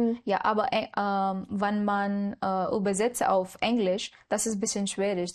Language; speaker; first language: German; non-native, learner; Marathi